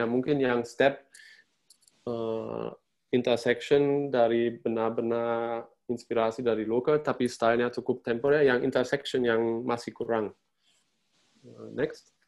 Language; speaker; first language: Indonesian; non-native, fluent; German